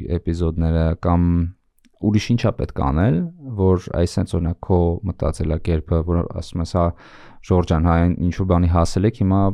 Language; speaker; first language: Armenian; native; Armenian